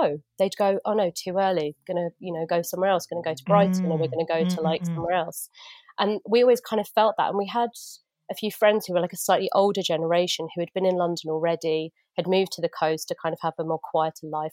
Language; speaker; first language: English; native; English